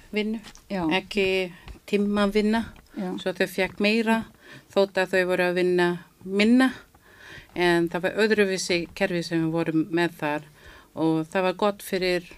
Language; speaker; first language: Icelandic; non-native, fluent; Filipino